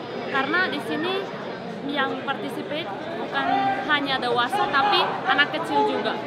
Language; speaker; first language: Indonesian; non-native, learner; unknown